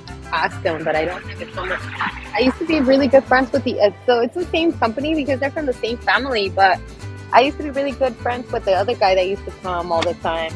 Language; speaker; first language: English; early bilingual, other home language; Spanish